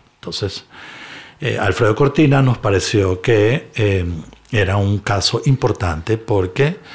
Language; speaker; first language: Spanish; native; Spanish